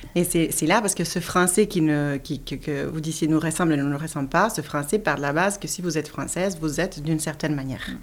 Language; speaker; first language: French; non-native, fluent; Spanish